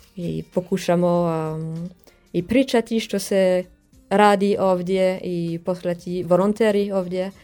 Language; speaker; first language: Serbian; non-native, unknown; French